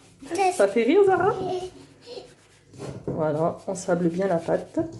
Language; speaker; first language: French; native; French